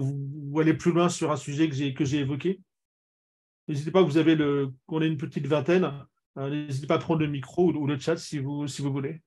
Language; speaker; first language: French; native; French